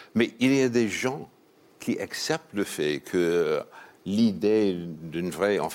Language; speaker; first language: French; non-native, fluent; English